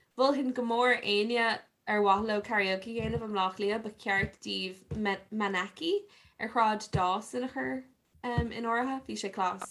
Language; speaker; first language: Irish; non-native, local second language; English